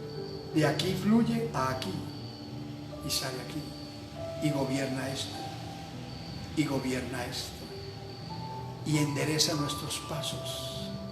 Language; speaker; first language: Spanish; native; Spanish